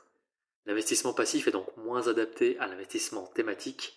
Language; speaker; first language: French; native; French